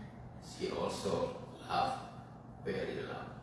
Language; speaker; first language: English; non-native, fluent; Indonesian